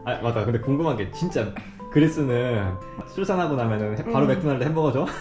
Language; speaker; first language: Korean; native; Korean